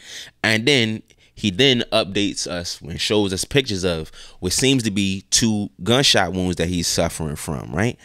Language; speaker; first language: English; native; English